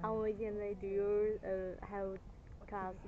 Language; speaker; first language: English; non-native, learner; Chinese